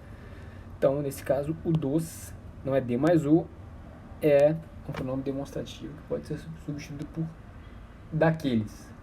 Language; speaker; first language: Portuguese; native; Portuguese